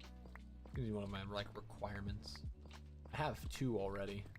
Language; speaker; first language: English; native; English